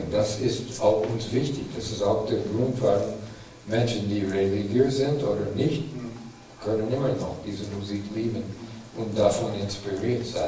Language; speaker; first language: German; non-native, fluent; English